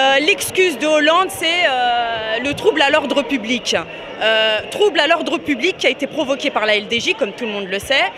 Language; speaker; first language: French; native; French